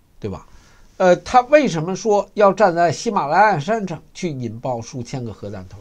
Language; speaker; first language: Chinese; native; Chinese